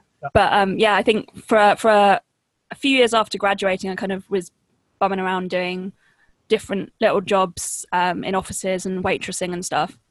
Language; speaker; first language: English; native; English